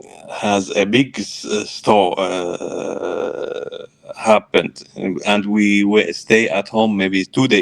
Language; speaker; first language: English; non-native, learner; Arabic